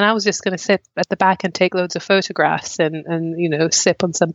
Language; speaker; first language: English; non-native, local second language; Nyanja